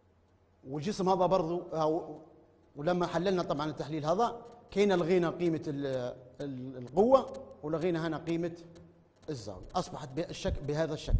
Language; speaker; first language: Arabic; native; Arabic